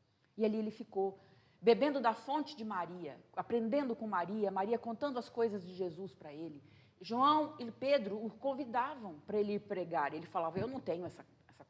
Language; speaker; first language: Portuguese; native; Portuguese